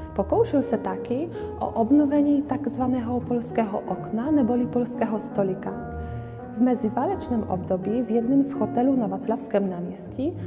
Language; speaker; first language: Czech; non-native, fluent; Polish